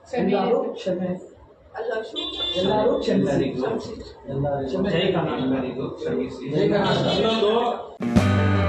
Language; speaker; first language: Kannada; non-native, learner; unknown